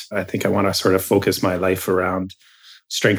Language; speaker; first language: English; native; English